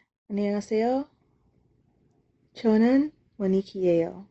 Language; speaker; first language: Korean; non-native, learner; English